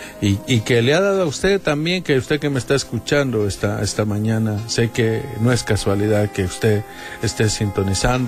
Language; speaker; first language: Spanish; native; Spanish